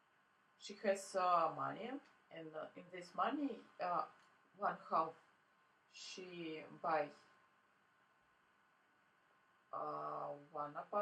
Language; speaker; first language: English; non-native, learner; Russian